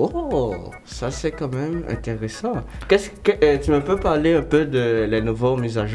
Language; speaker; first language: French; non-native, local second language; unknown